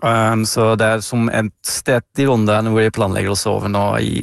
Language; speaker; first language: Norwegian; non-native, fluent; Dutch